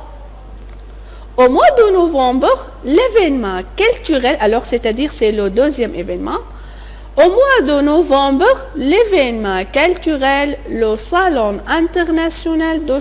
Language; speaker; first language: French; non-native, fluent; Arabic